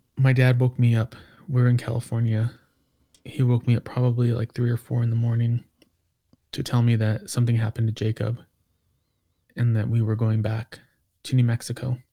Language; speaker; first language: English; native; English